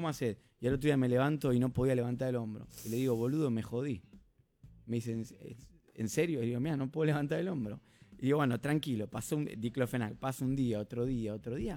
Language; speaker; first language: Spanish; native; Spanish